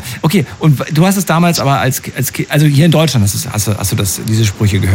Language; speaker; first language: German; native; German